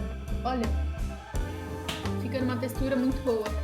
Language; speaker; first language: Portuguese; native; Portuguese